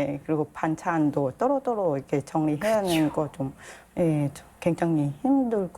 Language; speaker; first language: Korean; non-native, learner; Thai